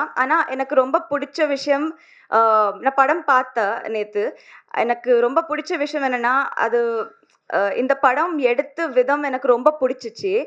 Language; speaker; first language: Tamil; non-native, learner; Telugu